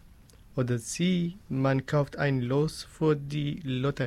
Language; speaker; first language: German; non-native, learner; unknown